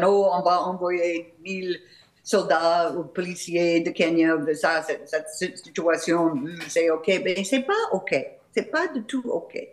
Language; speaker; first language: French; non-native, fluent; English